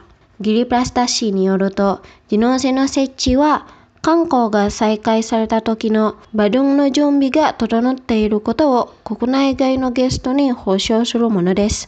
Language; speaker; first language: Japanese; non-native, fluent; Indonesian